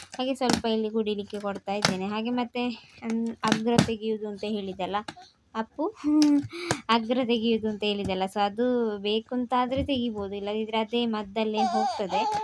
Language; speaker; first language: Kannada; non-native, local second language; Tulu